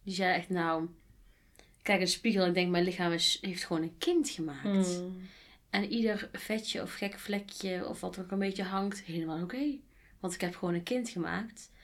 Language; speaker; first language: Dutch; native; Dutch